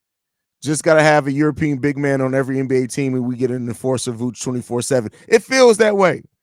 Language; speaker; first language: English; native; English